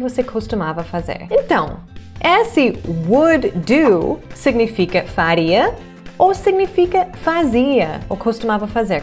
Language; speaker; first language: Portuguese; non-native, fluent; English